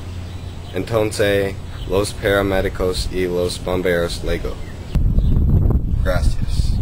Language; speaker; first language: Spanish; non-native, learner; English